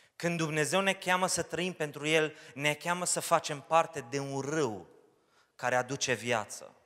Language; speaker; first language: Romanian; early bilingual, heritage; Romanian